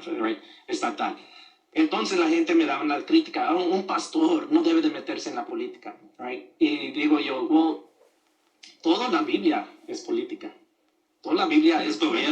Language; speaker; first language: Spanish; early bilingual, other home language; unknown